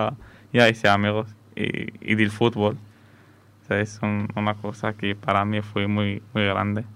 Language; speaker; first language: Spanish; non-native, fluent; Arabic